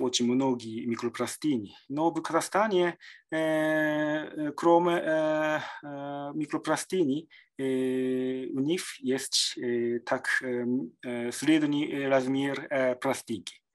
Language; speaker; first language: Russian; non-native, learner; Japanese